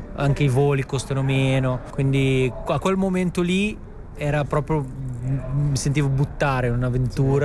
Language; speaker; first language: Italian; native; Italian